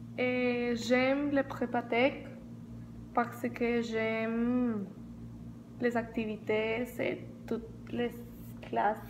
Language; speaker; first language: French; non-native, learner; Spanish